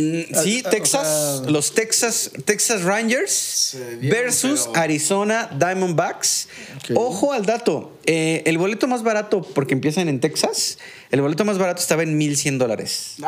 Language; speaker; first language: Spanish; native; Spanish